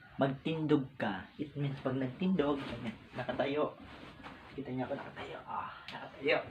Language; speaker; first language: Filipino; non-native, local second language; Bikol